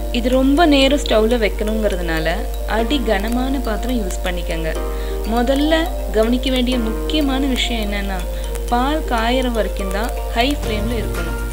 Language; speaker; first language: Tamil; non-native, local second language; Malayalam